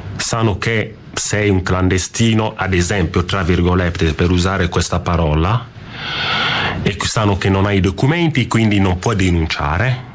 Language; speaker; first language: Italian; non-native, fluent; French